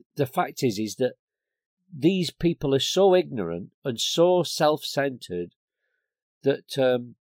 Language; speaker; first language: English; native; English